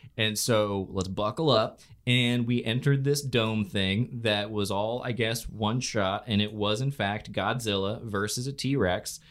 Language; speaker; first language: English; native; English